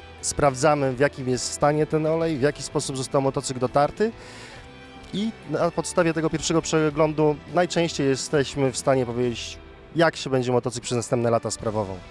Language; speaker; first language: Polish; native; Polish